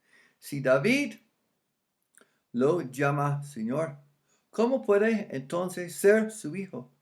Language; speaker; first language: Spanish; non-native, fluent; English